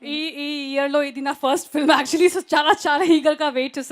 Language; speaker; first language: Telugu; non-native, learner; Hindi